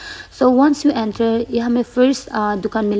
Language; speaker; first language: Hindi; non-native, local second language; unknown